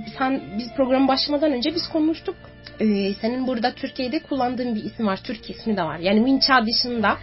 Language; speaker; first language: Turkish; native; Turkish